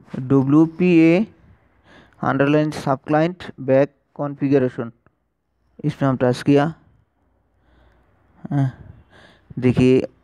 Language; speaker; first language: Hindi; non-native, learner; Bangla